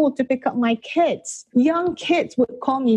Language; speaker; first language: English; non-native, local second language; Malay